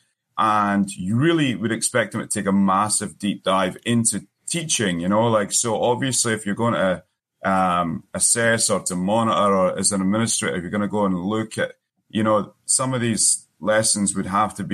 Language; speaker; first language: English; native; English